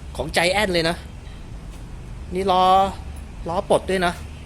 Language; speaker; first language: Thai; native; Thai